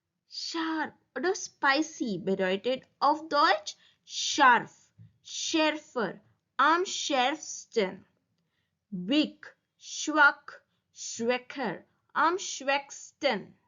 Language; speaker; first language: German; non-native, learner; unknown